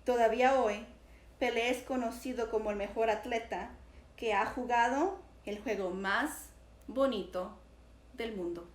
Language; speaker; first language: Spanish; early bilingual, heritage; Spanish